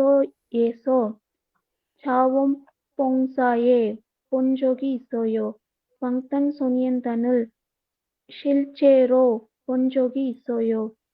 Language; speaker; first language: Korean; non-native, learner; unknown